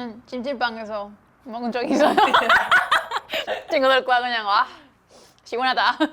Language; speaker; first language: Korean; non-native, fluent; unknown